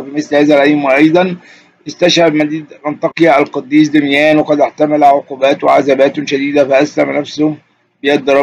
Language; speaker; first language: Arabic; native; Arabic